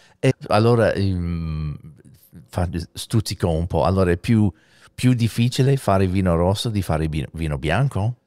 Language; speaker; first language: Italian; non-native, fluent; English